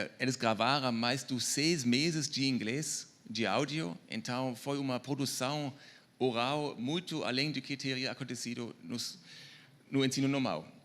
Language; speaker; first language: Portuguese; non-native, fluent; German